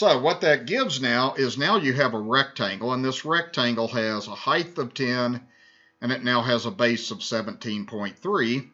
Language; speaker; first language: English; native; English